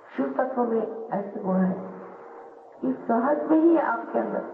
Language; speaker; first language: Hindi; non-native, local second language; Marathi